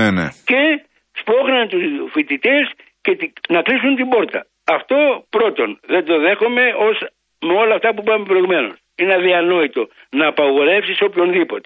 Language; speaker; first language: Greek; native; Greek